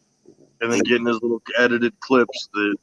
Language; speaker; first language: English; native; English